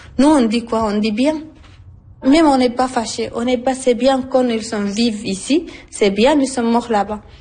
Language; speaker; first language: French; non-native, learner; Arabic